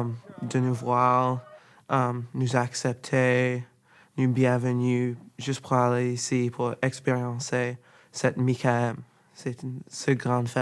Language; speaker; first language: French; non-native, learner; English